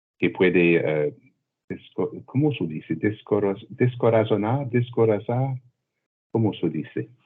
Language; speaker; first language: Spanish; non-native, learner; French